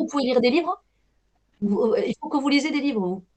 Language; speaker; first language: French; native; French